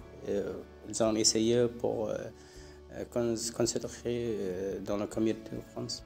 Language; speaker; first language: French; non-native, learner; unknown